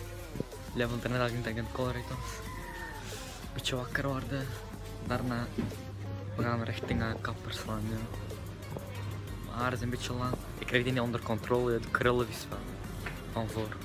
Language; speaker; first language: Dutch; early bilingual, heritage; Turkish